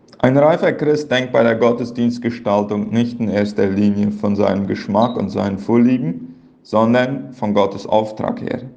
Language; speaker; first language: German; early bilingual, heritage; Plautdietsch